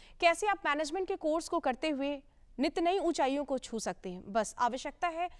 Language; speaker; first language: Hindi; native; Hindi